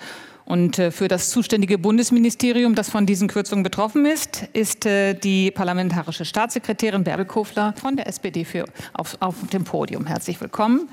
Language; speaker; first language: German; native; German